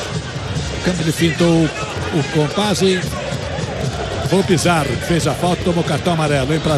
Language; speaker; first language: Portuguese; native; Portuguese